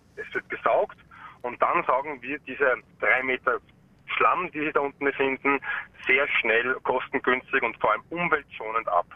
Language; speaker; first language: German; native; German